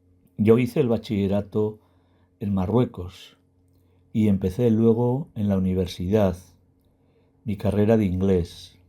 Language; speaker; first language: Spanish; non-native, learner; Berber languages